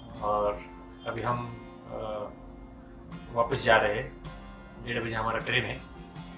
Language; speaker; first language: Hindi; non-native, local second language; Marathi